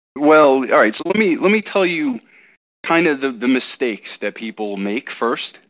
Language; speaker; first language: English; native; English